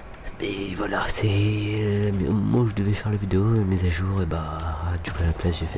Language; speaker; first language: French; native; French